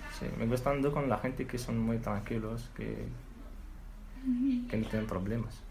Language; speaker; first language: Spanish; non-native, learner; Arabic